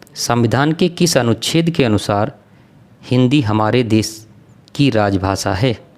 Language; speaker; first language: Hindi; native; Hindi